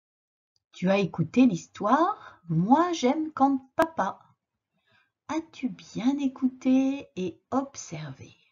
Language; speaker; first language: French; native; French